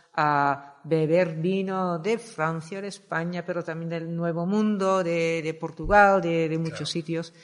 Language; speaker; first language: Spanish; non-native, fluent; Dutch